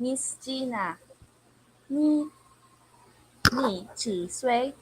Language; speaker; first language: Chinese; non-native, learner; Filipino